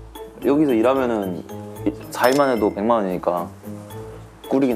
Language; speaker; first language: Korean; native; Korean